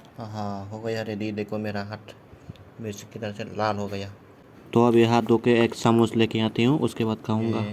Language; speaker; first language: Hindi; non-native, local second language; Santali